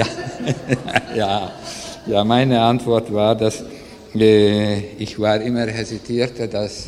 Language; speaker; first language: German; non-native, learner; Hungarian